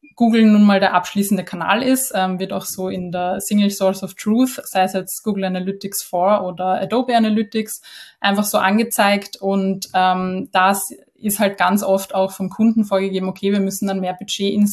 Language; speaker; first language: German; native; German